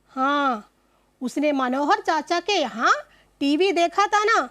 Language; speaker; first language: Hindi; non-native, local second language; Malayalam